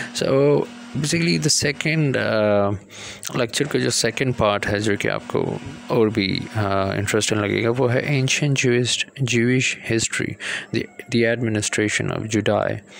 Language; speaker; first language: Urdu; early bilingual, other home language; Punjabi